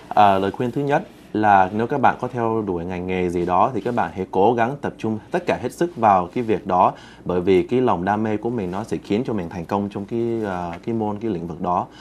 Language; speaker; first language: Vietnamese; early bilingual, heritage; Vietnamese